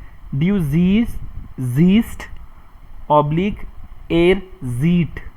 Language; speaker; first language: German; non-native, fluent; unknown